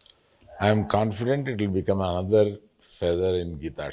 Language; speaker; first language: Telugu; native; Telugu